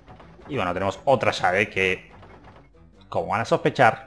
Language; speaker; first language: Spanish; native; Spanish